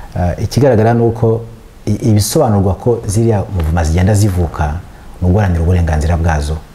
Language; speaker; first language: Kinyarwanda; early bilingual, heritage; Kinyarwanda